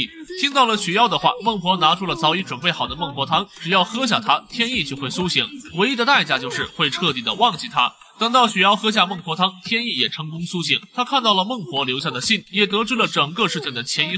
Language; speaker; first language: Chinese; native; Chinese